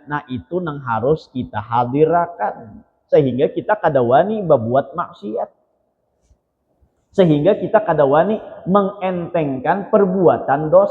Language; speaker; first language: Indonesian; non-native, local second language; Banjar